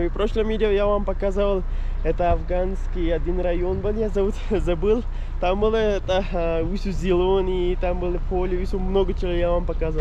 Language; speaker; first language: Russian; non-native, learner; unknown